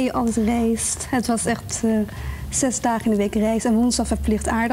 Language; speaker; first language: Dutch; early bilingual, other home language; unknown